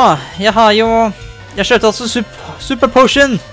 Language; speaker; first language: Norwegian; native; Norwegian